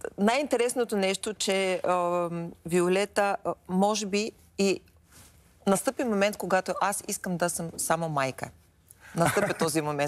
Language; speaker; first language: Bulgarian; non-native, fluent; Russian